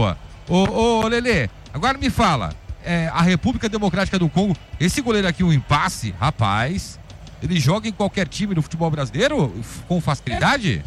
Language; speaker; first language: Portuguese; native; Portuguese